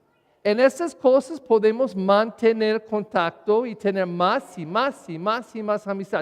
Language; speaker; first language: Spanish; non-native, learner; English